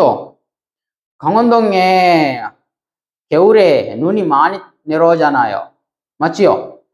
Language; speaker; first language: Korean; non-native, fluent; Sinhala